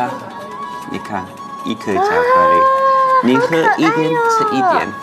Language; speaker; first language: Chinese; non-native, fluent; Turkish